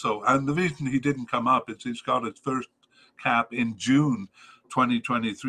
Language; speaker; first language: English; native; English